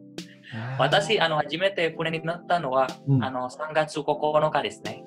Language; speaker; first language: Japanese; non-native, fluent; Indonesian